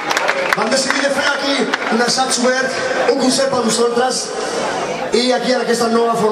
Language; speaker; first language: Catalan; non-native, local second language; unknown